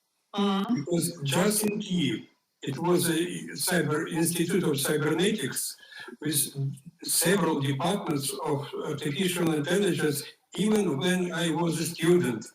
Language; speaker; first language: English; non-native, fluent; Ukrainian